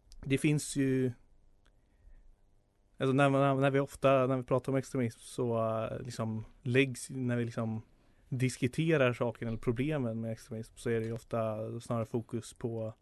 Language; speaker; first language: Swedish; native; Swedish